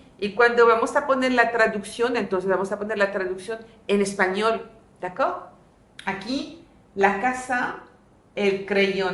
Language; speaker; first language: Spanish; non-native, fluent; French